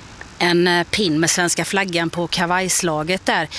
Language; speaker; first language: Swedish; native; Swedish